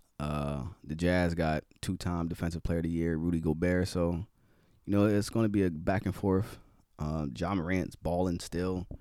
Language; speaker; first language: English; native; English